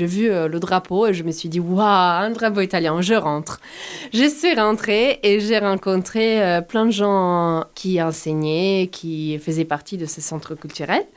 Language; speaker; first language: French; non-native, fluent; Italian